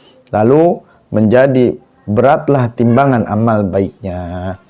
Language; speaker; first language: Indonesian; native; Indonesian